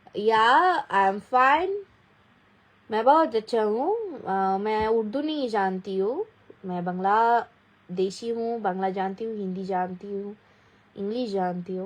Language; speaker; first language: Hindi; non-native, fluent; Bangla